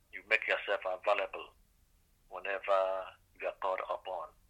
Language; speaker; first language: English; non-native, local second language; Igbo